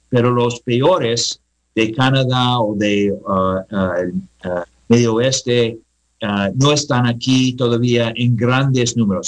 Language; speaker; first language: Spanish; non-native, learner; English